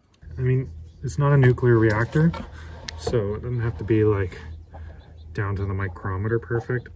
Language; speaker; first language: English; native; English